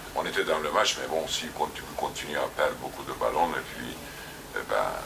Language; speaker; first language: French; native; French